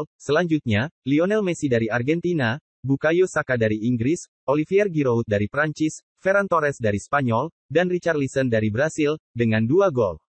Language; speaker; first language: Indonesian; native; Indonesian